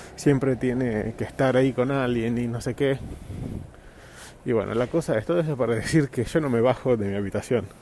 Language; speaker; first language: Spanish; non-native, fluent; Portuguese